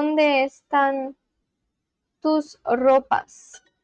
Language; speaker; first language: Spanish; non-native, learner; English